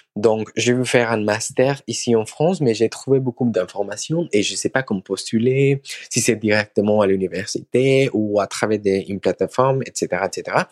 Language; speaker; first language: French; non-native, learner; Spanish